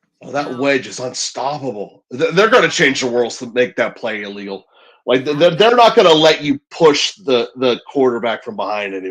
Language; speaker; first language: English; native; English